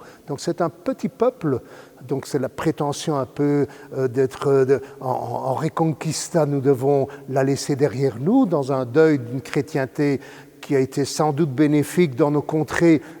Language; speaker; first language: French; native; French